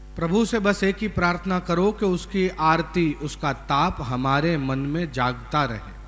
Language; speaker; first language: Hindi; non-native, local second language; Gujarati